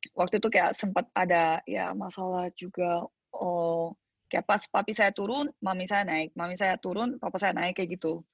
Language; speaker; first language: Indonesian; early bilingual, other home language; Korean